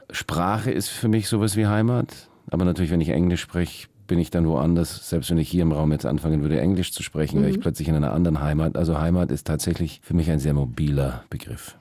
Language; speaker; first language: German; early bilingual, heritage; German